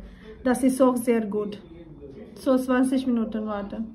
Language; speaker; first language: German; non-native, learner; Urdu